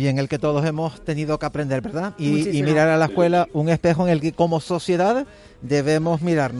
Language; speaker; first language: Spanish; native; Spanish